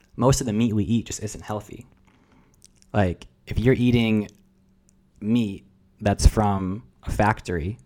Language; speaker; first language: English; early bilingual, other home language; Russian